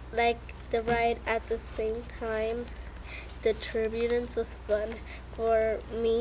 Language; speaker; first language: English; early bilingual, other home language; Spanish